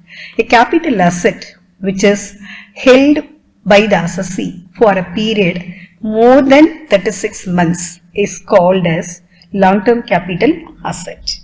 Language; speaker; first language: English; non-native, local second language; Tamil